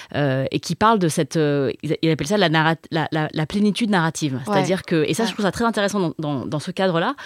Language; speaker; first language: French; native; French